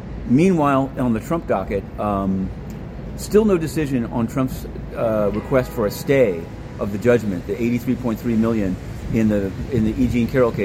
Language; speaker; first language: English; native; English